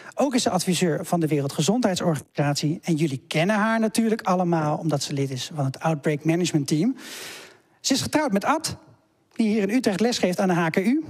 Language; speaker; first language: Dutch; native; Dutch